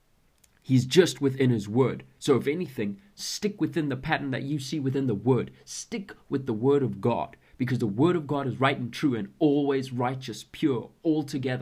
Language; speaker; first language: English; native; English